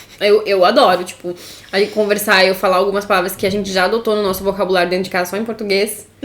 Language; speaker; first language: Portuguese; native; Portuguese